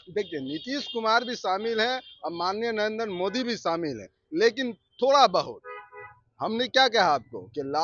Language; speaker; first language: Hindi; native; Hindi